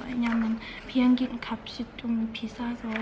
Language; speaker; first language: Korean; early bilingual, heritage; Czech